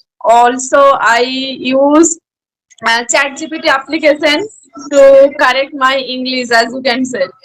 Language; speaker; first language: English; non-native, learner; Bangla